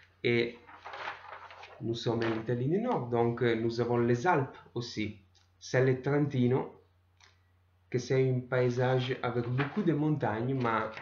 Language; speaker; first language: French; non-native, learner; Italian